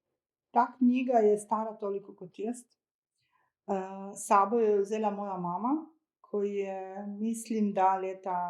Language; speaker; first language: Slovenian; early bilingual, other home language; Croatian